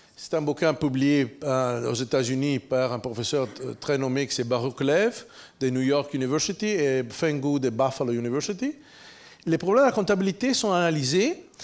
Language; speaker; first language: French; non-native, fluent; Italian